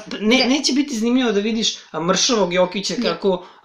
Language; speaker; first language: Serbian; native; Serbian